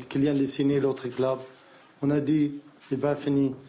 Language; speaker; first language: French; non-native, learner; Arabic